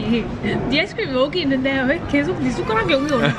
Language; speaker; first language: Korean; non-native, fluent; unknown